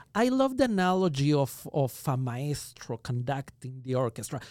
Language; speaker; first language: English; non-native, fluent; Spanish